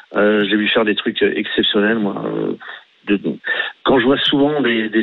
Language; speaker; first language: French; native; French